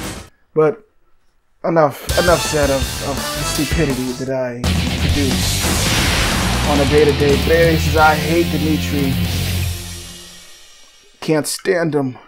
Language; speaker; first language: English; native; English